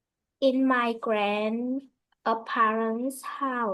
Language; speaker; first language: English; non-native, learner; Vietnamese